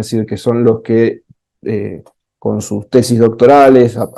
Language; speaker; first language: Spanish; native; Spanish